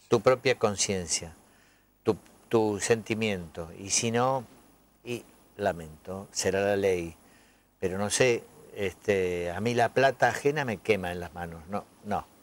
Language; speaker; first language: Spanish; native; Spanish